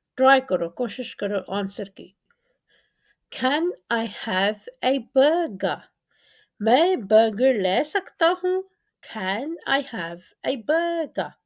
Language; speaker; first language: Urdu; non-native, local second language; Punjabi